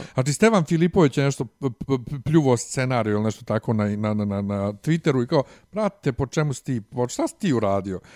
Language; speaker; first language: Bosnian; native; Bosnian